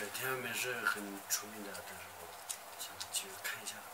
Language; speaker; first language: Chinese; non-native, local second language; Tibetan